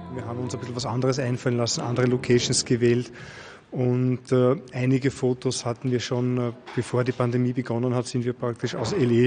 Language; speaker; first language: German; native; German